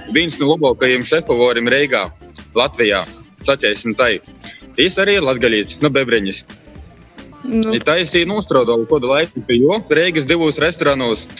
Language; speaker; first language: Latvian; native; Latvian